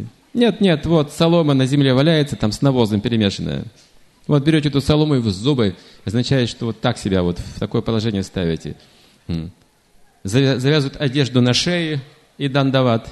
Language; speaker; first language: Russian; native; Russian